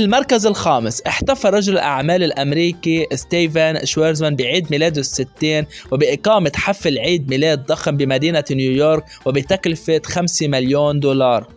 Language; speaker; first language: Arabic; native; Arabic